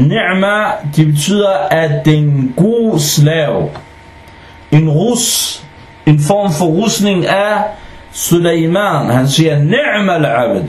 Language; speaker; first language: Danish; non-native, fluent; Arabic